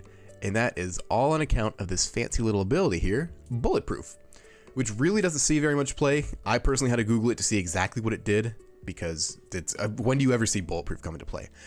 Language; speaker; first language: English; native; English